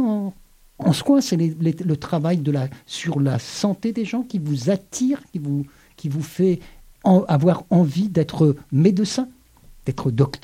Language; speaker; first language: French; native; French